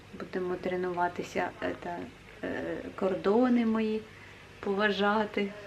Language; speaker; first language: Ukrainian; native; Ukrainian